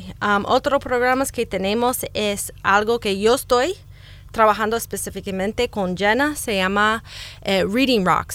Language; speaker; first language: Spanish; non-native, fluent; English